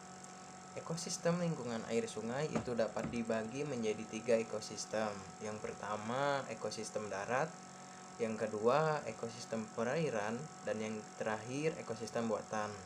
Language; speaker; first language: Indonesian; native; Indonesian